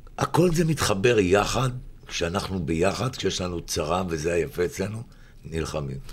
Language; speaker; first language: Hebrew; native; Hebrew